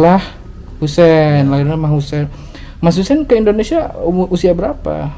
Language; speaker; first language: Indonesian; non-native, local second language; Sundanese